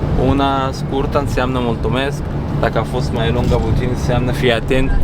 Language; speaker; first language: Romanian; non-native, fluent; Arabic